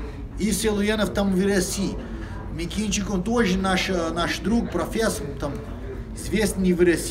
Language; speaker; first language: Russian; non-native, fluent; Portuguese